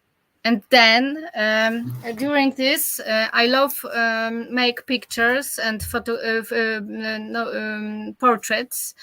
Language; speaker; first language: English; non-native, learner; Polish